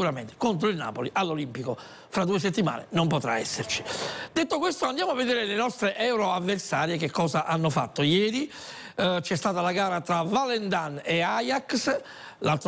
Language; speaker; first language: Italian; native; Italian